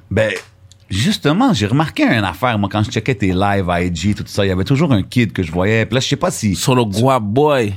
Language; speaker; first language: French; native; French